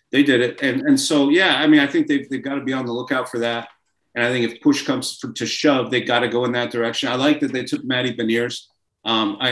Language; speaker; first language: English; native; English